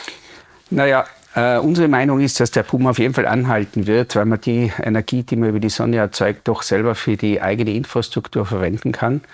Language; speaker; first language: German; native; German